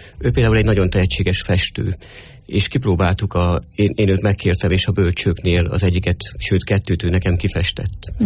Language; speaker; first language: Hungarian; native; Hungarian